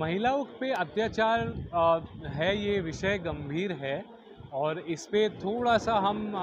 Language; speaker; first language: Hindi; non-native, local second language; Marathi